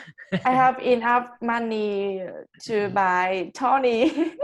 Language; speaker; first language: English; non-native, learner; Vietnamese